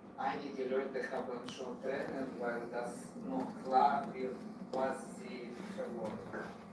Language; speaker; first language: German; non-native, learner; Ukrainian